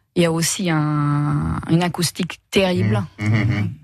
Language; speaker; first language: French; non-native, fluent; Romanian